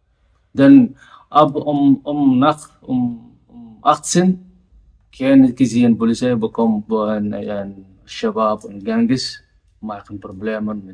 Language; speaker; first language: German; non-native, learner; Somali